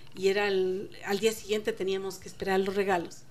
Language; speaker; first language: Spanish; native; Spanish